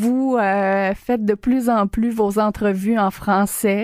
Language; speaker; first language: French; native; French